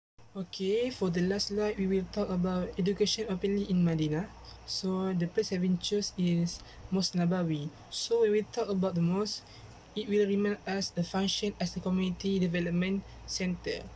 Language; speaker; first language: English; non-native, local second language; Malay